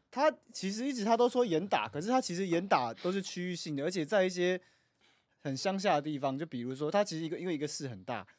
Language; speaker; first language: Chinese; native; Chinese